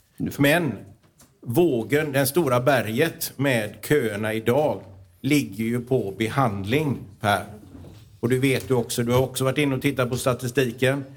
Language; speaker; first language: Swedish; native; Swedish